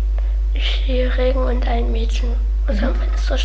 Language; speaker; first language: German; native; German